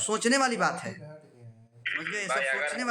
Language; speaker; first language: Hindi; native; Hindi